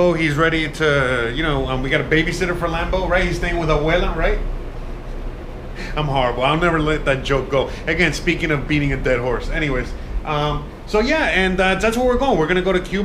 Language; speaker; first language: English; native; English